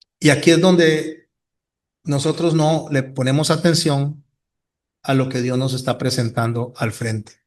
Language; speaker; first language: Spanish; native; Spanish